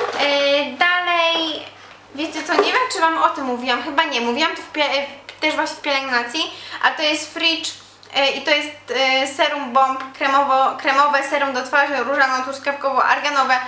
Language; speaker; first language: Polish; native; Polish